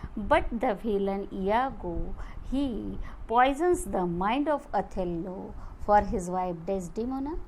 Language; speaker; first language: English; non-native, local second language; Marathi